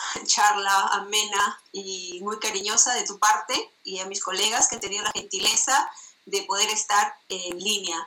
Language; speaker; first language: Spanish; native; Spanish